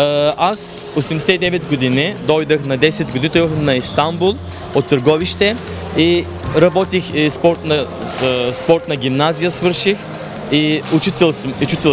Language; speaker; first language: Bulgarian; non-native, local second language; Turkish